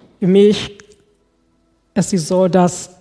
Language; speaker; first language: German; non-native, fluent; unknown